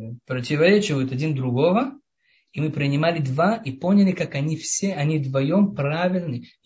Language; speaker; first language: Russian; early bilingual, heritage; Russian